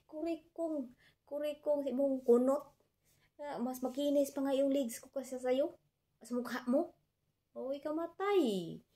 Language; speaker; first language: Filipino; non-native, local second language; Cebuano